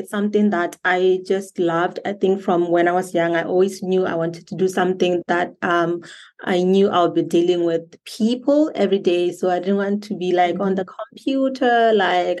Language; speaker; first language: English; non-native, local second language; Tswana